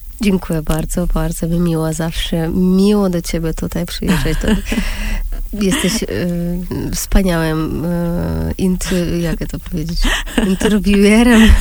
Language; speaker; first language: Polish; non-native, fluent; Russian